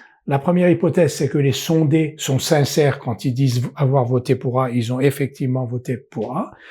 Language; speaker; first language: French; native; French